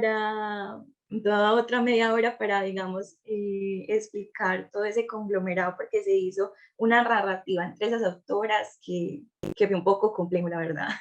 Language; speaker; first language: Spanish; native; Spanish